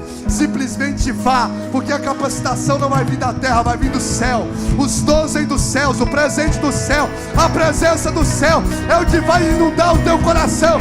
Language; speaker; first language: Portuguese; native; Portuguese